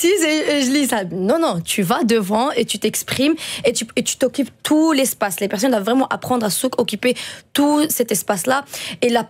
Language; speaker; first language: French; non-native, fluent; Dutch